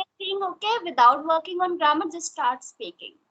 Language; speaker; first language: English; non-native, local second language; Hindi